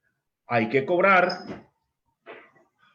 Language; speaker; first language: Spanish; native; Spanish